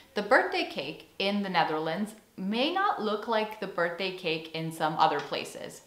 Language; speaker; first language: English; native; English